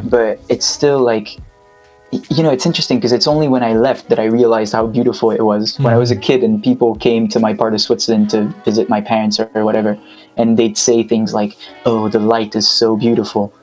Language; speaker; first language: English; non-native, fluent; French